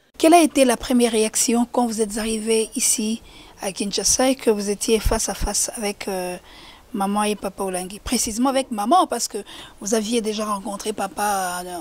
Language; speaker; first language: French; non-native, local second language; Lingala